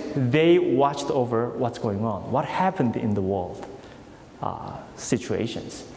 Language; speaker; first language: English; non-native, fluent; Korean